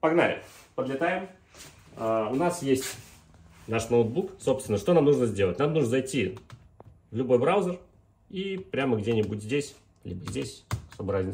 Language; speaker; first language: Russian; native; Russian